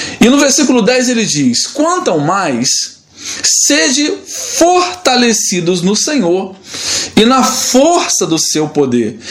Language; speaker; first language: Portuguese; native; Portuguese